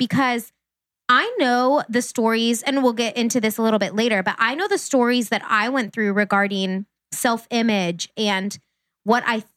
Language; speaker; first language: English; native; English